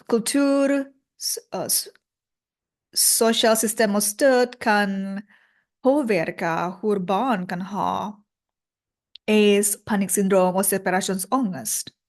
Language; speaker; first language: Swedish; non-native, learner; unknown